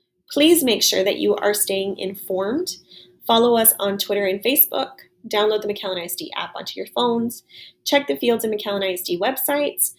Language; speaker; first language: English; native; English